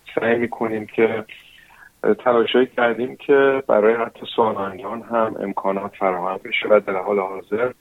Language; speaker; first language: Persian; early bilingual, heritage; Persian